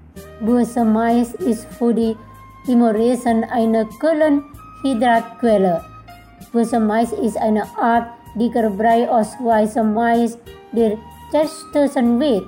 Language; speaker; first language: German; non-native, fluent; Indonesian